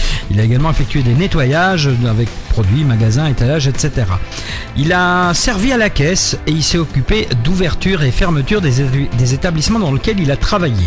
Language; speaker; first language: French; native; French